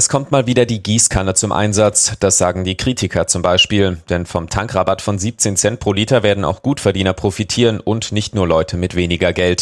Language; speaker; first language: German; native; German